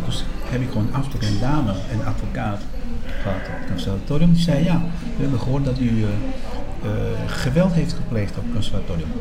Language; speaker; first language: Dutch; non-native, fluent; Spanish